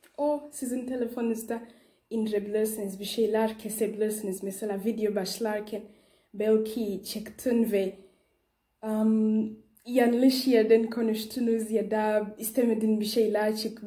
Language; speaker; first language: Turkish; non-native, learner; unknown